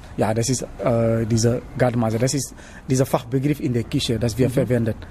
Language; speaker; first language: German; non-native, learner; Wolof